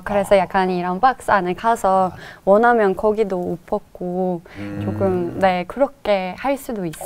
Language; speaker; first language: Korean; non-native, fluent; Norwegian